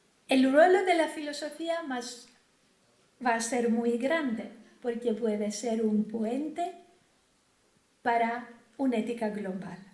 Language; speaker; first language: Spanish; non-native, fluent; Greek